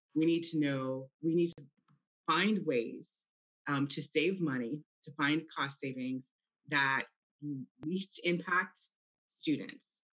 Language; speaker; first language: English; native; English